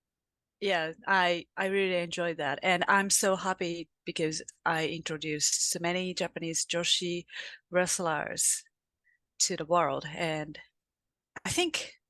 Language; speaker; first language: English; non-native, learner; Japanese